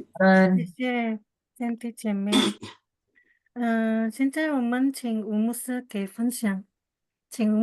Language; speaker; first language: Chinese; non-native, learner; Indonesian